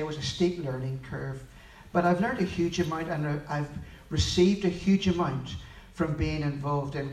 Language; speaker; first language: English; native; English